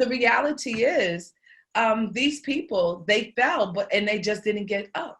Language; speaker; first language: English; native; English